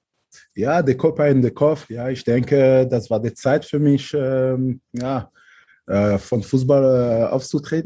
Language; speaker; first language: German; non-native, fluent; French